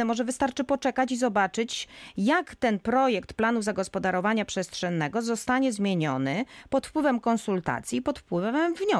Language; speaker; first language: Polish; native; Polish